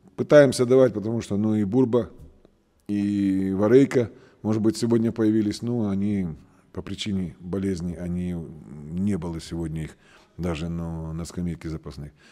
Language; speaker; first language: Russian; native; Russian